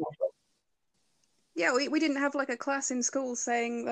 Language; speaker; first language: English; native; English